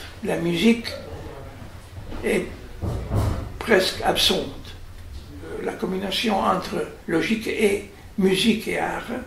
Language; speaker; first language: French; non-native, fluent; Italian